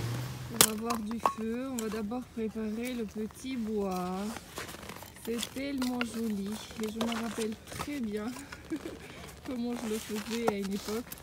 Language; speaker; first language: French; non-native, fluent; Russian